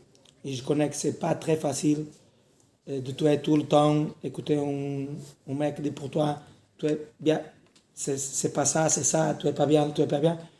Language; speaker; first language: French; non-native, learner; Portuguese